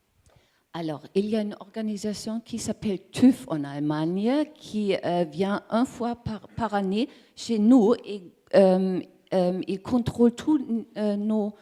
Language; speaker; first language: French; non-native, learner; German